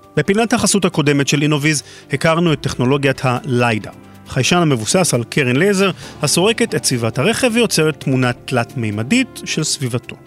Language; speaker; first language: Hebrew; native; Hebrew